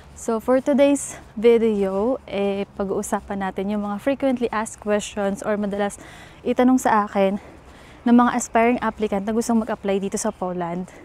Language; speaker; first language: Filipino; native; Filipino